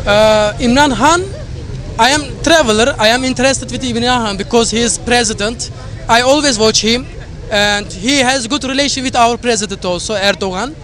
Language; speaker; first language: English; non-native, learner; Turkish